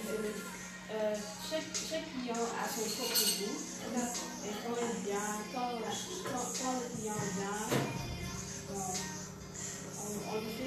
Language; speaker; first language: French; non-native, local second language; Wolof